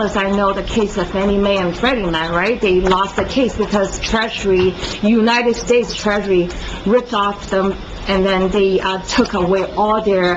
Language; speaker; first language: English; non-native, fluent; Chinese